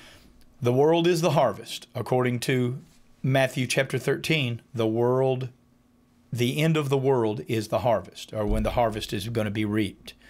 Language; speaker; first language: English; native; English